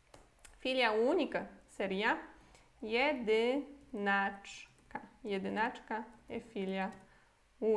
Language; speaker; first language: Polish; non-native, fluent; Portuguese